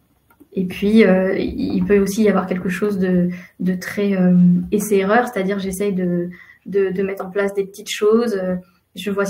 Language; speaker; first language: French; native; French